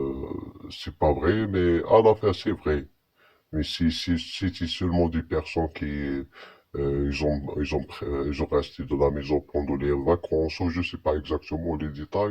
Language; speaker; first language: French; non-native, learner; Arabic